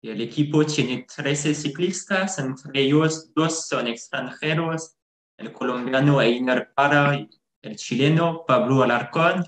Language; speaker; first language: Spanish; non-native, fluent; French